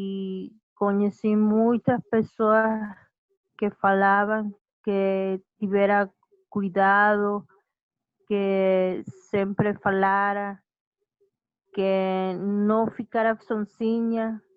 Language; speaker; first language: Portuguese; non-native, learner; Spanish